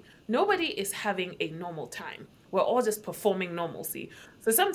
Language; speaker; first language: English; non-native, local second language; Akan